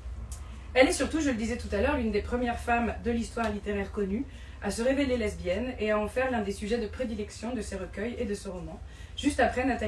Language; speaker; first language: French; native; French